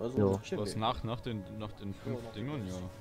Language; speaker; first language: German; native; German